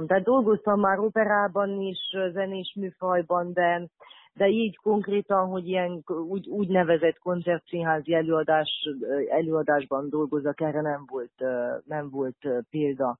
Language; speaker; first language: Hungarian; native; Hungarian